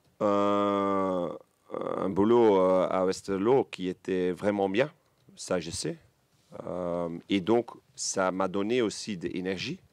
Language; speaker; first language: French; non-native, learner; Dutch